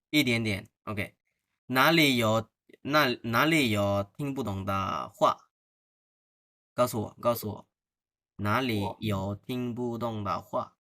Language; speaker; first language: Chinese; non-native, fluent; Bangla